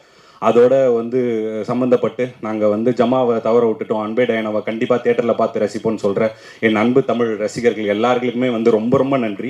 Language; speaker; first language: Tamil; native; Tamil